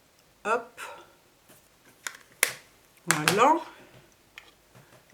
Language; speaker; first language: French; native; French